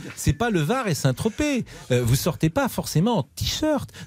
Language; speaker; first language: French; native; French